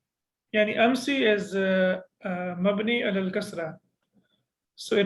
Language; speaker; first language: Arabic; non-native, fluent; Urdu